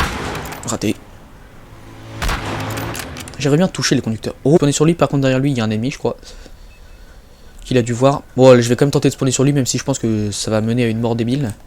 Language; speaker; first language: French; native; French